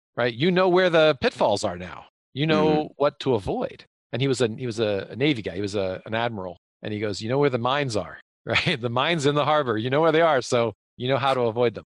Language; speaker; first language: English; native; English